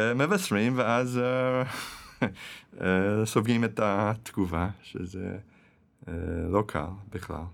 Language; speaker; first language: Hebrew; non-native, fluent; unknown